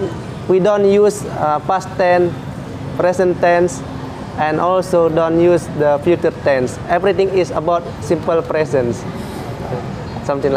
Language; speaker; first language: English; non-native, fluent; Indonesian